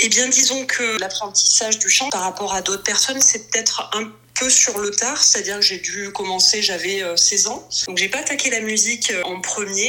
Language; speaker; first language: French; native; French